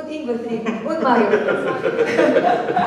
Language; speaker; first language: German; non-native, fluent; Slovenian